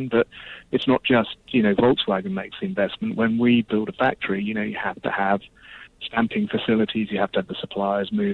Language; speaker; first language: English; native; English